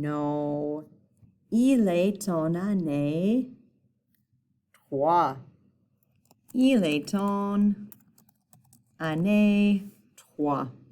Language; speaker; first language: French; non-native, fluent; English